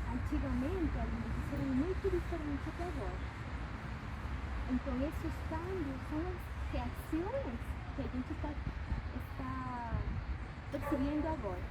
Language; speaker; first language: Portuguese; non-native, fluent; Spanish